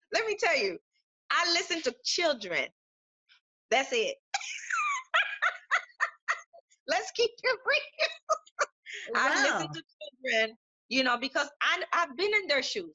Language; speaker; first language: English; non-native, fluent; Spanish